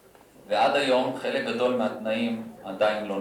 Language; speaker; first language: Hebrew; native; Hebrew